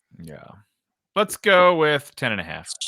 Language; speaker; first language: English; native; English